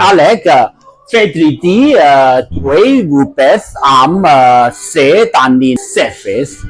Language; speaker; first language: Welsh; non-native, learner; Cantonese